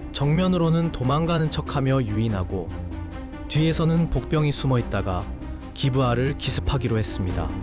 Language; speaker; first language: Korean; native; Korean